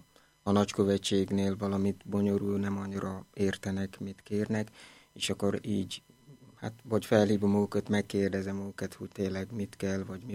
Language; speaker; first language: Hungarian; non-native, fluent; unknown